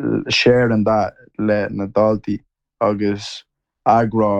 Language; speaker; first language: Irish; non-native, learner; English